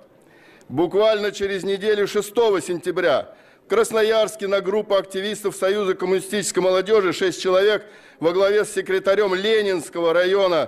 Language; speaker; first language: Russian; native; Russian